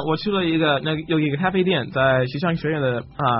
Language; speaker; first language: Chinese; non-native, learner; English